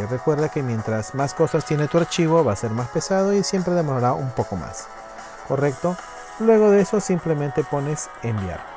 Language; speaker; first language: Spanish; native; Spanish